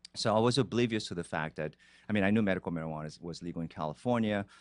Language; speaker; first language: English; non-native, fluent; Korean